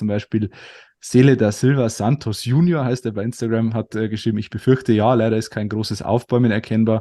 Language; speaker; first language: German; native; German